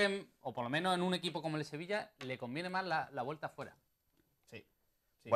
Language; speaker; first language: Spanish; native; Spanish